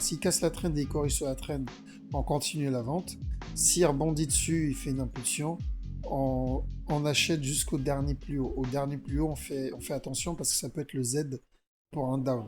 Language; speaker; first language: French; native; French